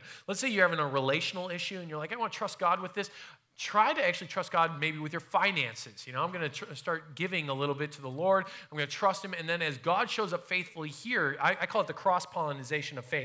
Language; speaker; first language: English; native; English